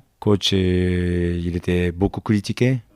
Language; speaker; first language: French; non-native, learner; Japanese